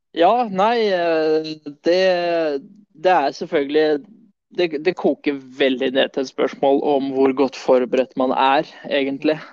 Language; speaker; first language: Norwegian; early bilingual, other home language; Swedish